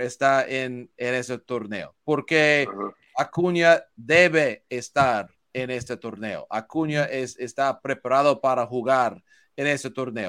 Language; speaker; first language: Spanish; non-native, learner; English